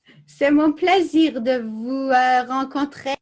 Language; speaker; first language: French; non-native, learner; English